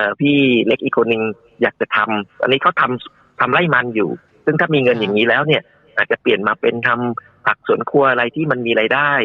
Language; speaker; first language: Thai; native; Thai